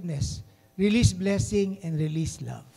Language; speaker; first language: English; non-native, local second language; Filipino